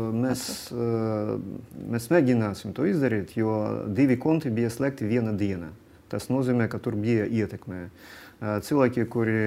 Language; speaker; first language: Latvian; non-native, local second language; Russian